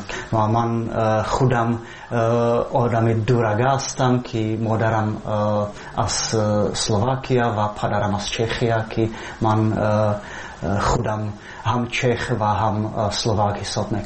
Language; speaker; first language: Persian; non-native, fluent; Czech